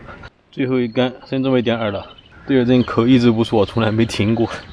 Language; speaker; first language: Chinese; native; Chinese